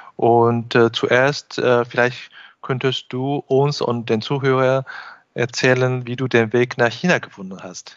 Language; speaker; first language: German; non-native, fluent; Chinese